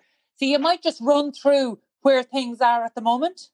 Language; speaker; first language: English; native; English